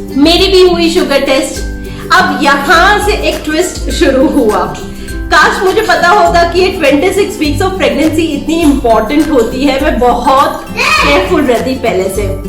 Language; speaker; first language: Hindi; non-native, local second language; Gujarati